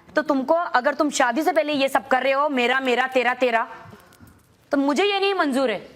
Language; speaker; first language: Hindi; native; Hindi